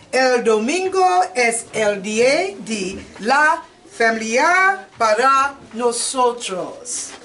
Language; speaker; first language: Spanish; non-native, learner; English